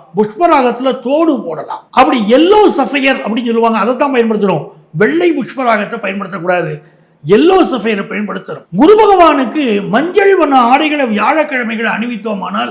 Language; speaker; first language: Tamil; native; Tamil